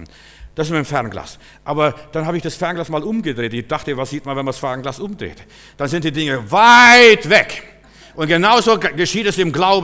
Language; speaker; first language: German; native; German